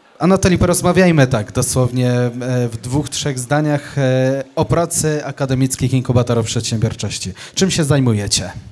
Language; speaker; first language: Polish; native; Polish